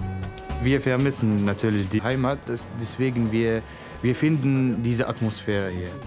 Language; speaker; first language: German; non-native, learner; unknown